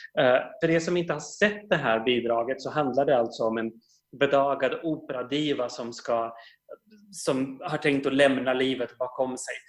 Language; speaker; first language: Swedish; native; Swedish